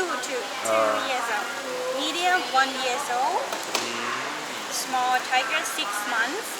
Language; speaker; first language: English; non-native, learner; Thai